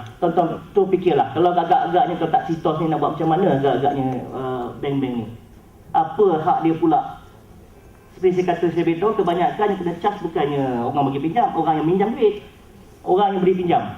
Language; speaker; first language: Malay; native; Malay